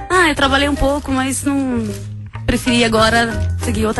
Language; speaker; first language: Portuguese; native; Portuguese